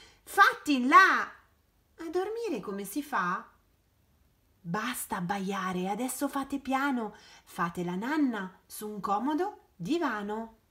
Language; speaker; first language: Italian; native; Italian